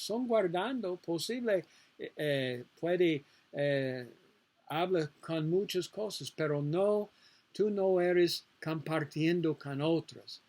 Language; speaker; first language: Spanish; non-native, learner; English